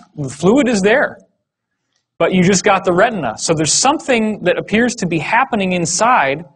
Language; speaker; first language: English; native; English